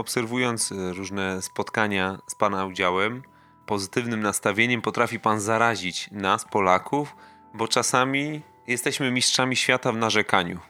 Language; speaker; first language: Polish; native; Polish